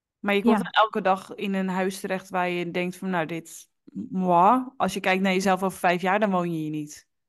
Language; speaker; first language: Dutch; native; Dutch